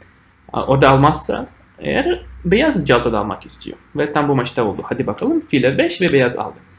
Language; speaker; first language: Turkish; non-native, fluent; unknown